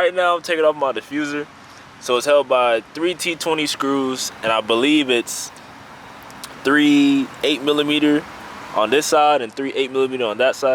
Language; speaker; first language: English; native; English